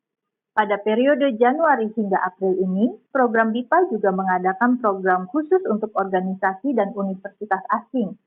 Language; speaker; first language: Indonesian; native; Indonesian